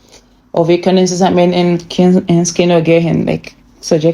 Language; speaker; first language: German; non-native, fluent; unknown